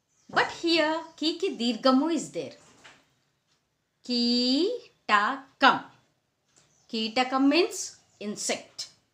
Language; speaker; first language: English; non-native, local second language; Telugu